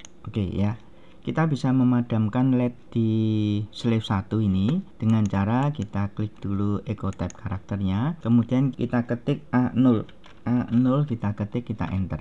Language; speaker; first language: Indonesian; native; Indonesian